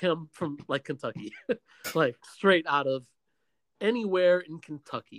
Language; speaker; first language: English; early bilingual, other home language; Spanish